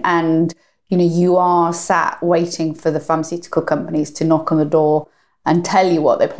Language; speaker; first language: English; native; English